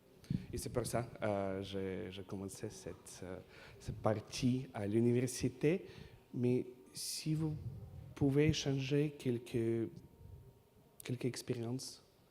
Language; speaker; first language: French; non-native, fluent; Russian